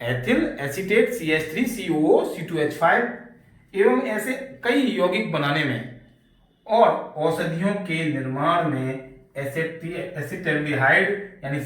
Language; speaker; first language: Hindi; native; Hindi